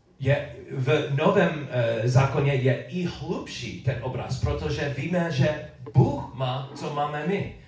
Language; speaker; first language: Czech; non-native, learner; English